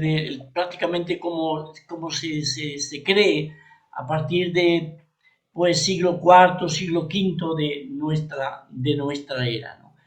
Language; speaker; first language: Spanish; native; Spanish